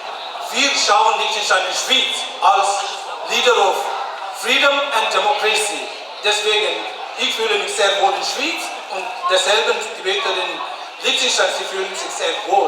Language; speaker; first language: German; non-native, fluent; Tibetan